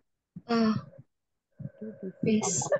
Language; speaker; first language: German; non-native, learner; Indonesian